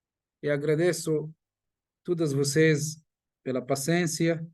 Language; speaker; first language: Portuguese; non-native, fluent; Arabic